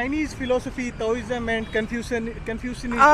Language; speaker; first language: English; non-native, local second language; Hindi